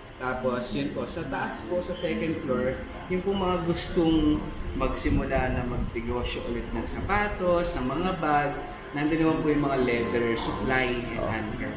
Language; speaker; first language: Filipino; native; Filipino